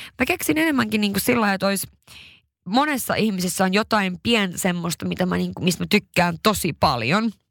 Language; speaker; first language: Finnish; early bilingual, heritage; Swedish